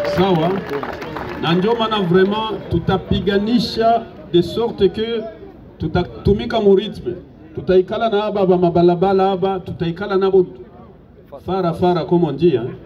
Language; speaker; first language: Swahili; native; Swahili